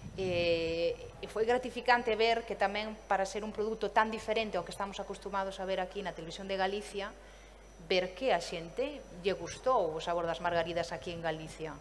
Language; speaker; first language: Galician; native; Galician